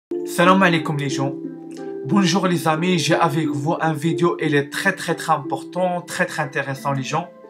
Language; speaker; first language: French; non-native, learner; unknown